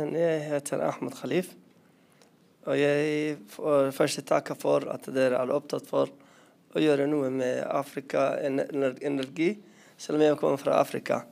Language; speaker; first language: Norwegian; non-native, learner; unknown